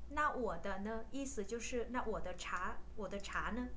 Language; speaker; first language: Chinese; non-native, fluent; Vietnamese